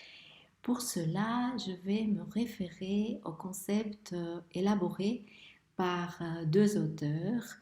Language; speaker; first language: French; non-native, fluent; Spanish